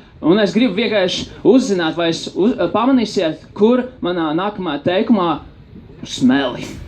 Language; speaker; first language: Latvian; non-native, local second language; Russian